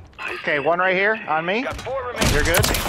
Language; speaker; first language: English; native; English